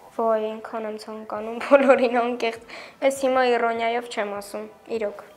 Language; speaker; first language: Armenian; native; Armenian